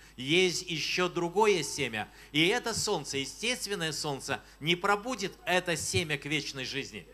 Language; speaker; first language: Russian; native; Russian